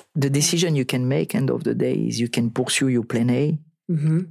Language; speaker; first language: English; non-native, fluent; French